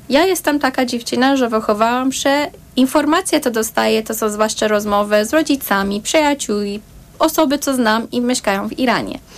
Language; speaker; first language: Polish; non-native, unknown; Persian